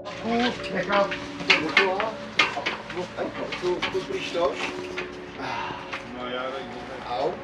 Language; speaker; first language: Czech; native; Czech